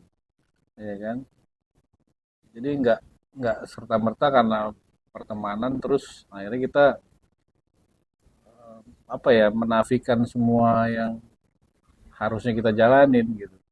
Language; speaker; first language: Indonesian; native; Indonesian